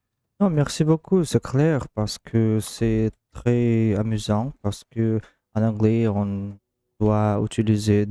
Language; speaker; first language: French; non-native, learner; Russian